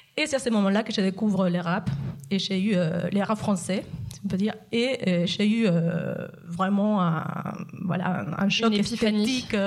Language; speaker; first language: French; non-native, fluent; Spanish